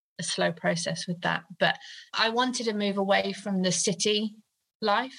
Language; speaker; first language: English; native; English